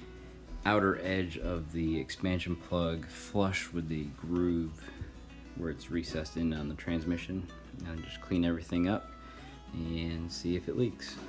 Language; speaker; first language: English; native; English